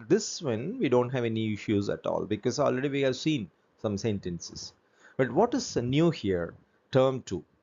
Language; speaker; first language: English; non-native, local second language; Tamil